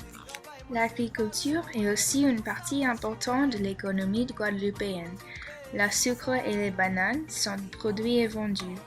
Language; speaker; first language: French; non-native, learner; English